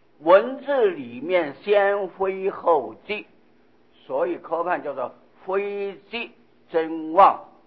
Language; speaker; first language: Chinese; non-native, local second language; Hakka Chinese